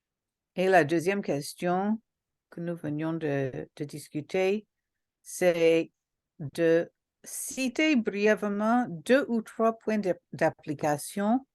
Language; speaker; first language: French; non-native, local second language; Haitian Creole